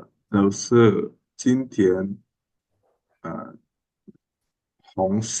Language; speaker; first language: Chinese; non-native, learner; Indonesian